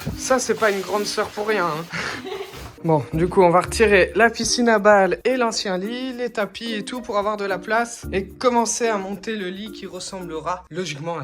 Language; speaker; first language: French; native; French